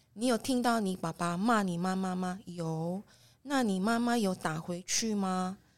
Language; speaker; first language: Chinese; non-native, fluent; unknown